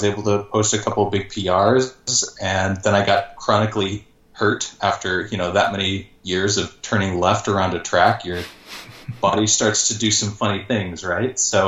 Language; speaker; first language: English; native; English